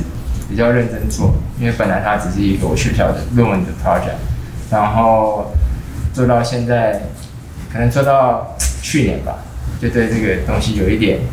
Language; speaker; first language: Chinese; native; Chinese